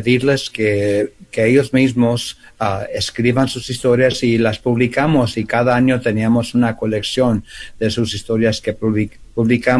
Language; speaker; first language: Spanish; early bilingual, heritage; Spanish